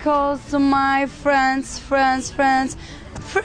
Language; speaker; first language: English; non-native, learner; Turkish